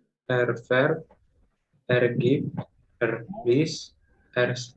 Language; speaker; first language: German; non-native, learner; Indonesian